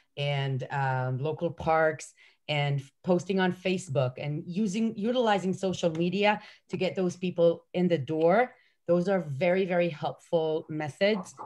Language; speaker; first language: English; non-native, fluent; Hebrew